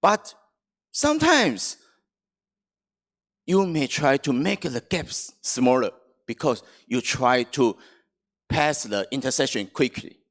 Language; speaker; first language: English; non-native, fluent; Chinese